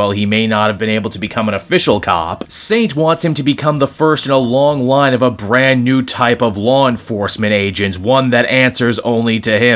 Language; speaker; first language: English; native; English